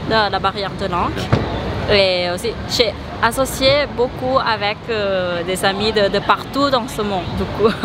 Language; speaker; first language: French; non-native, fluent; Thai